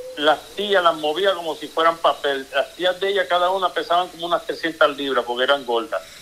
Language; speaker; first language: Spanish; early bilingual, heritage; Spanish